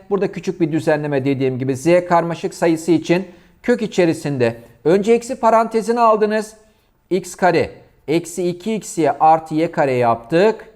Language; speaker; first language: Turkish; native; Turkish